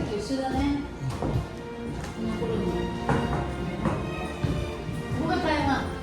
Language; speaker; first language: Japanese; native; Japanese